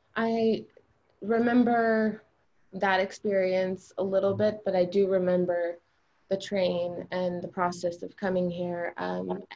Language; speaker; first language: English; early bilingual, other home language; Albanian